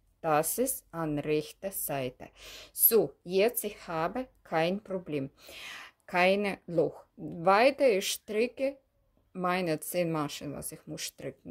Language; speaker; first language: German; non-native, learner; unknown